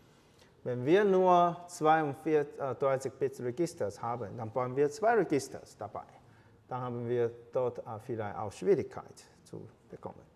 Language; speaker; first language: German; non-native, learner; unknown